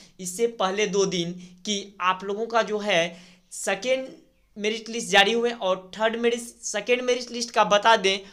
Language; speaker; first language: Hindi; native; Hindi